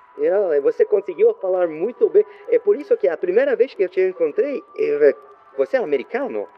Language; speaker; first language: Portuguese; non-native, learner; French